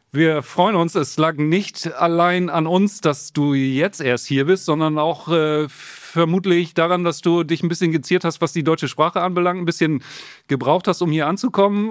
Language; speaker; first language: German; native; German